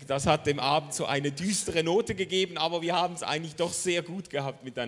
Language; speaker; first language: German; native; German